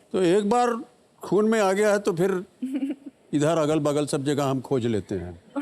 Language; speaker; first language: Hindi; native; Hindi